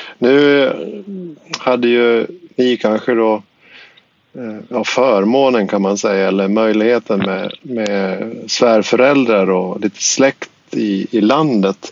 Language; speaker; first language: Swedish; native; Swedish